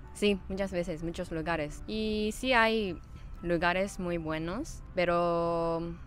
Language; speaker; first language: Spanish; non-native, fluent; Japanese